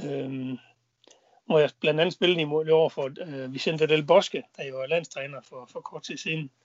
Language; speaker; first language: Danish; native; Danish